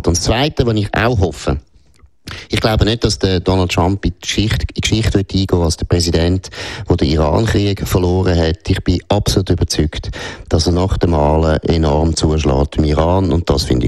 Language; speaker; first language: German; native; German